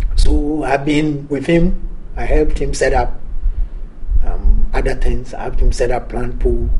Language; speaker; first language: English; non-native, local second language; Akan